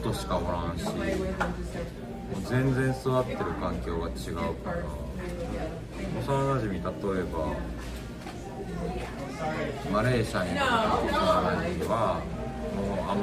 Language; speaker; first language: Japanese; native; Japanese